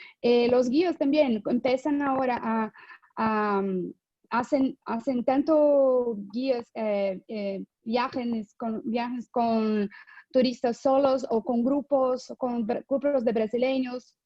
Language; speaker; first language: Spanish; non-native, fluent; Portuguese